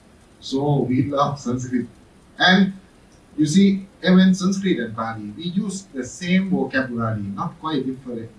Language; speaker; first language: English; non-native, fluent; Thai